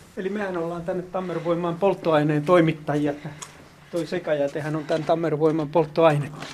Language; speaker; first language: Finnish; native; Finnish